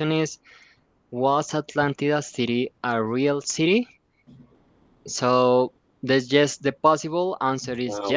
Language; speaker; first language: English; non-native, fluent; Spanish